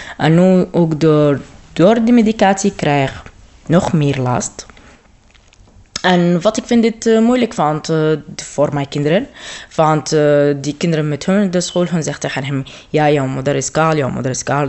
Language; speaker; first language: Dutch; non-native, learner; Arabic